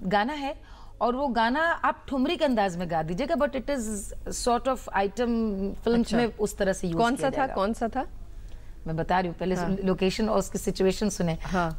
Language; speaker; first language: Hindi; native; Hindi